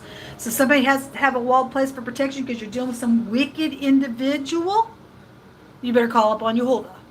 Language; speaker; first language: English; native; English